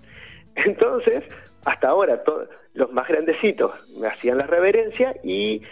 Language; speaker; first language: Spanish; native; Spanish